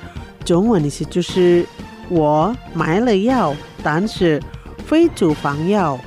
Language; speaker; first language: Chinese; non-native, learner; Indonesian